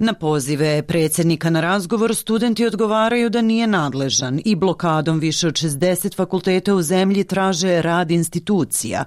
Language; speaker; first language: Serbian; native; Serbian